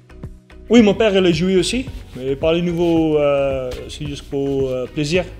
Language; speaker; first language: French; non-native, learner; Afrikaans